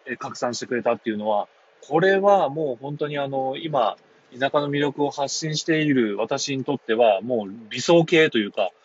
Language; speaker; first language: Japanese; native; Japanese